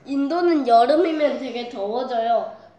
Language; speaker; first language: Korean; early bilingual, heritage; Korean